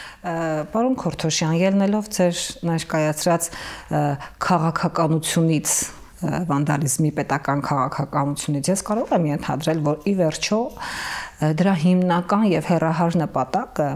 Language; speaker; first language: Armenian; native; Armenian